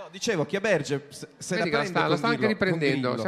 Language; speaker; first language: Italian; native; Italian